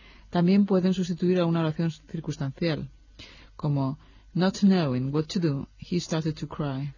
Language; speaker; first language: Spanish; native; Spanish